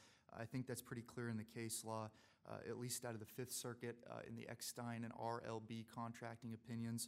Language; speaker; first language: English; native; English